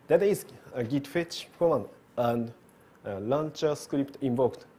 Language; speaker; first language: English; non-native, learner; Japanese